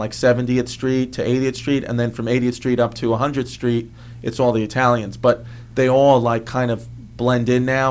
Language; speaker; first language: English; native; English